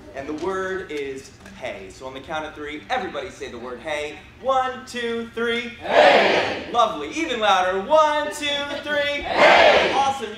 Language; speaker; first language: English; native; English